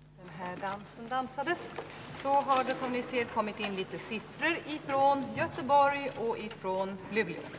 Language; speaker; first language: Swedish; native; Swedish